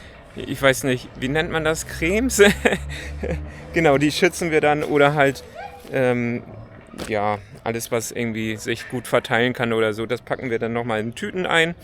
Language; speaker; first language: German; native; German